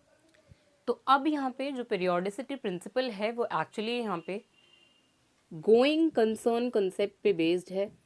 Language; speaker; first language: Hindi; native; Hindi